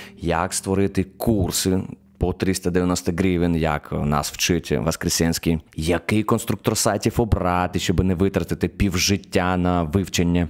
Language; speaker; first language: Ukrainian; non-native, local second language; Russian